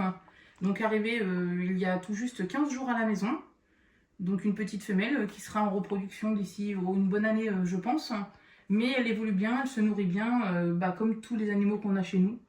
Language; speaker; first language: French; native; French